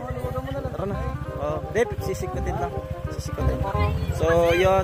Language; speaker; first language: Filipino; native; Filipino